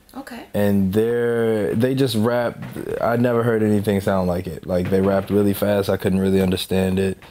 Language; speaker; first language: English; native; English